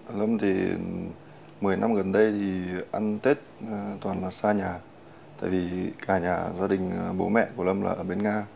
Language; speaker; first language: Vietnamese; early bilingual, heritage; Russian